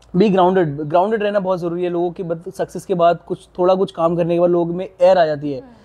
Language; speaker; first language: Hindi; native; Hindi